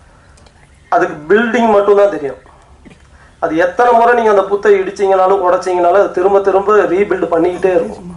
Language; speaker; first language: Tamil; native; Tamil